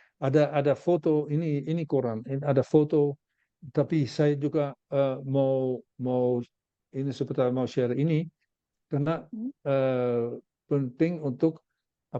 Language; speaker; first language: Indonesian; non-native, learner; Dutch